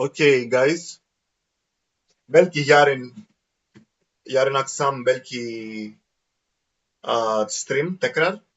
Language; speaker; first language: Turkish; non-native, learner; Greek